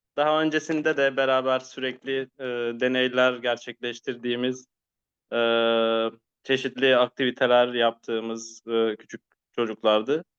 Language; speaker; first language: Turkish; native; Turkish